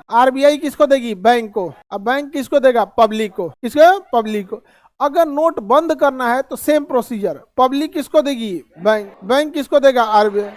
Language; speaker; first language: Hindi; native; Hindi